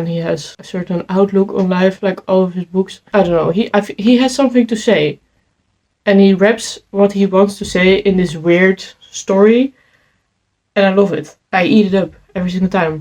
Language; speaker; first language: English; non-native, fluent; Dutch